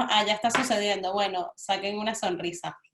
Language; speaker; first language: Spanish; native; Spanish